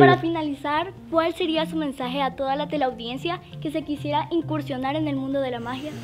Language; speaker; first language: Spanish; native; Spanish